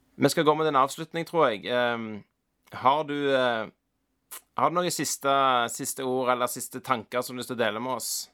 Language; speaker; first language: Norwegian; native; Norwegian